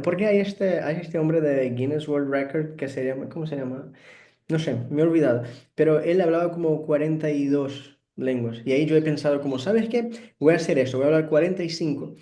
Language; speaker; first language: Spanish; non-native, fluent; Portuguese